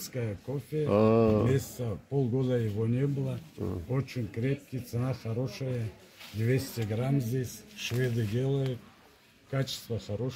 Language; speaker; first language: Russian; non-native, local second language; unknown